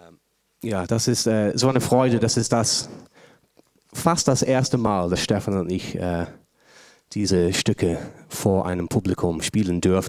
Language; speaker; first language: German; non-native, fluent; English